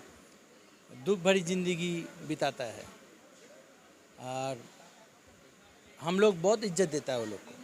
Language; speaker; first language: Hindi; non-native, local second language; Bangla